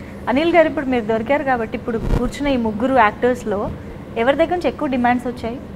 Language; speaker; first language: Telugu; native; Telugu